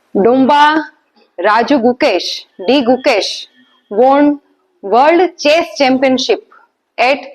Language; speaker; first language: English; non-native, local second language; Gujarati